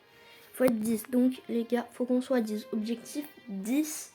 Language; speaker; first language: French; native; French